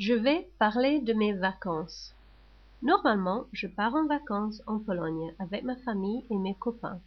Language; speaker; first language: French; non-native, learner; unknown